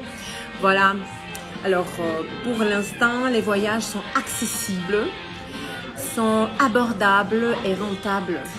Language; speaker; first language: French; non-native, fluent; Russian